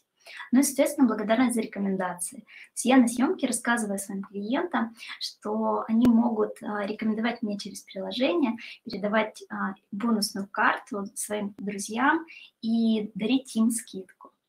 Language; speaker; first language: Russian; native; Russian